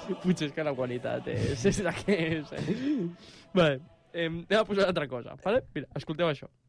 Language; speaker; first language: Catalan; native; Catalan